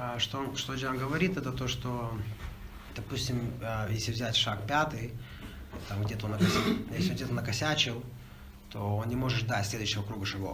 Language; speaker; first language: Russian; native; Russian